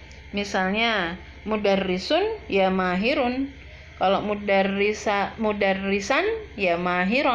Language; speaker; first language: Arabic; non-native, fluent; Indonesian